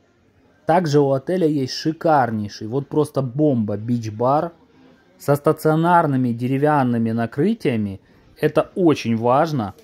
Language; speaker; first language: Russian; native; Russian